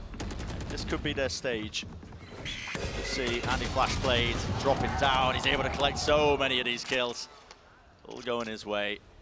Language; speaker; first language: English; native; English